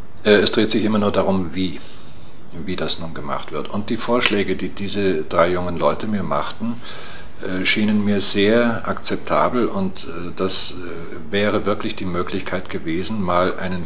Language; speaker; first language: German; native; German